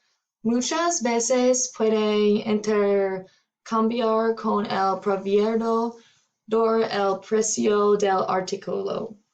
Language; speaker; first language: Spanish; non-native, learner; English